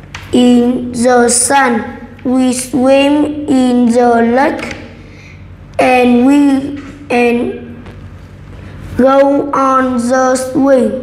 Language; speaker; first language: English; non-native, learner; Vietnamese